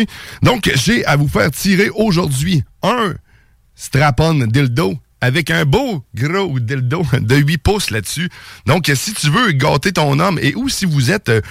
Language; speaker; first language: French; native; French